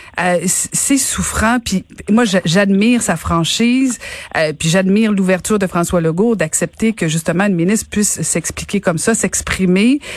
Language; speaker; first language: French; native; French